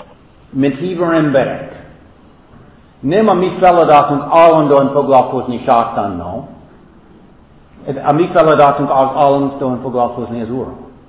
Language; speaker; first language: Hungarian; non-native, fluent; English